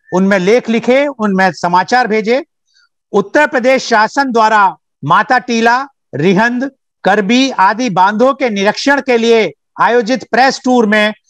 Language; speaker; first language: Hindi; native; Hindi